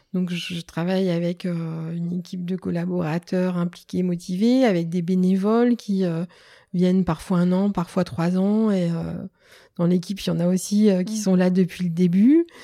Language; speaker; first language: French; native; French